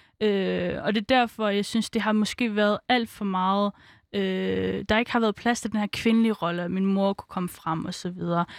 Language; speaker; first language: Danish; early bilingual, other home language; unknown